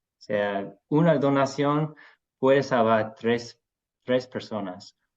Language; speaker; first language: Spanish; non-native, fluent; English